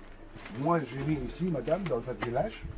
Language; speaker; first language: French; non-native, local second language; Arabic